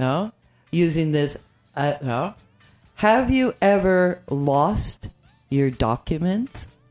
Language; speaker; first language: English; native; English